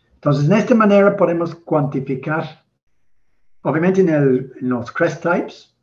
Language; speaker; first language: Spanish; non-native, learner; English